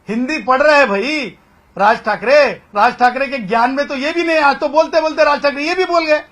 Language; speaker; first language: Hindi; non-native, local second language; Marathi